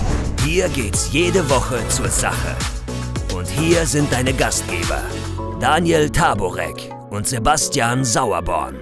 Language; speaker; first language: German; native; German